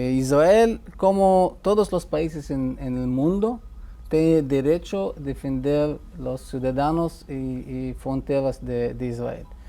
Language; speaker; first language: Spanish; non-native, fluent; Hebrew